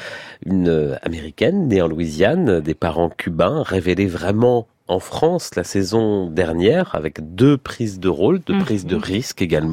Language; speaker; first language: French; native; French